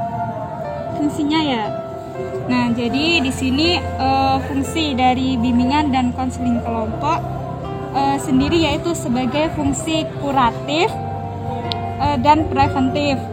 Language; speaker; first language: Indonesian; native; Indonesian